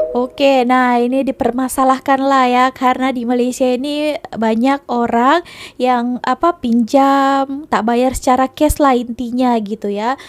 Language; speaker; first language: Indonesian; native; Indonesian